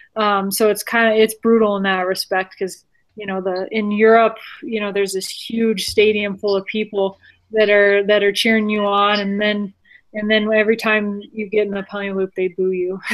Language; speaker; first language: English; native; English